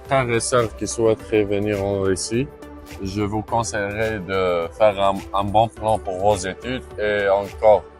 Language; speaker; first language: French; non-native, local second language; Arabic